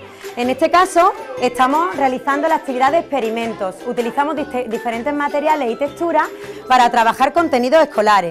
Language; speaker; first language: Spanish; native; Spanish